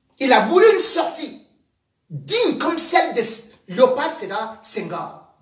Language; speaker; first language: French; native; French